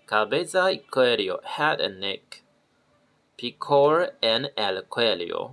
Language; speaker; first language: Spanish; non-native, learner; Chinese